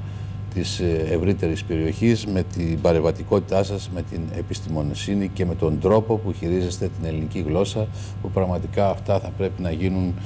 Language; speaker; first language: Greek; native; Greek